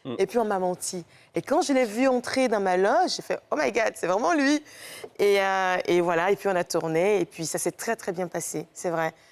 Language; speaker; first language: French; native; French